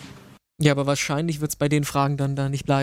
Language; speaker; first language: German; native; German